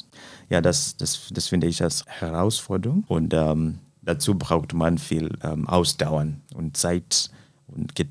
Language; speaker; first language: German; non-native, fluent; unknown